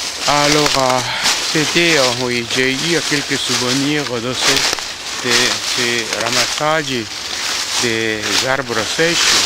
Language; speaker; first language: French; non-native, fluent; Korean